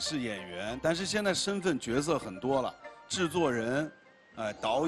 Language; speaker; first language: Chinese; native; Chinese